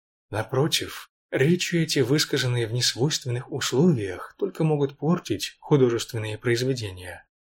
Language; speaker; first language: Russian; native; Russian